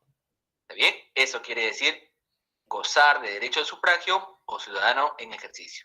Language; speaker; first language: Spanish; native; Spanish